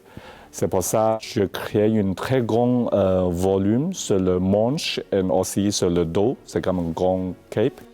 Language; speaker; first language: French; non-native, learner; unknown